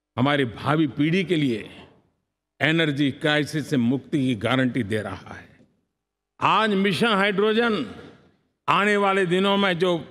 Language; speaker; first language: Hindi; non-native, local second language; Gujarati